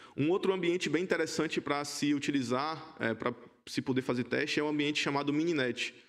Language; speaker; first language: Portuguese; native; Portuguese